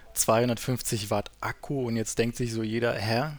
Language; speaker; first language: German; native; German